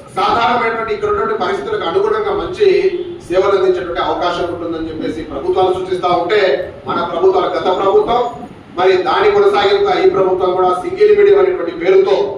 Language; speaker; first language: Telugu; native; Telugu